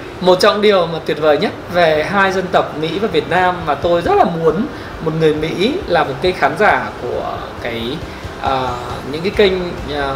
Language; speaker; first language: Vietnamese; native; Vietnamese